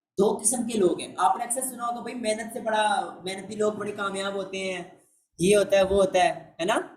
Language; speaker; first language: Urdu; non-native, local second language; Punjabi